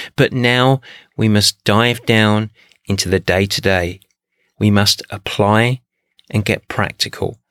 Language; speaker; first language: English; native; English